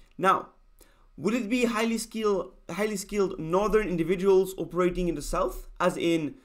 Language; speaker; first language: English; non-native, fluent; Spanish